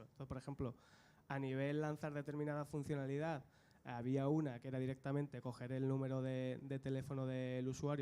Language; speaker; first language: Spanish; native; Spanish